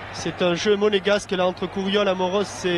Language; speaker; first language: French; native; French